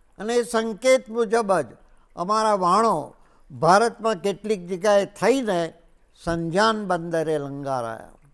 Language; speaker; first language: Gujarati; native; Gujarati